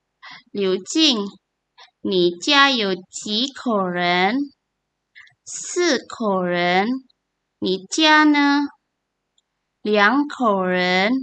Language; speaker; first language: Chinese; non-native, fluent; Indonesian